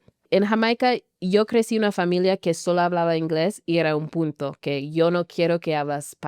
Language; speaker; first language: Spanish; non-native, fluent; English